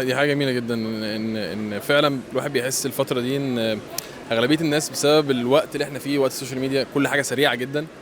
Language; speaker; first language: Arabic; native; Arabic